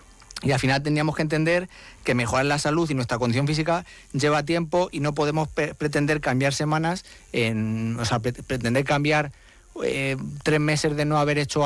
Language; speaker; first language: Spanish; native; Spanish